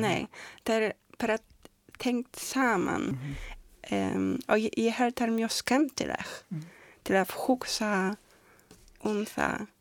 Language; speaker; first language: Icelandic; non-native, learner; Polish